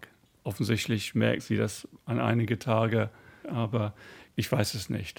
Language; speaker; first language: German; non-native, fluent; English